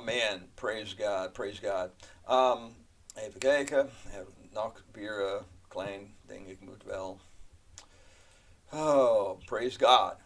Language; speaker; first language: Dutch; non-native, fluent; English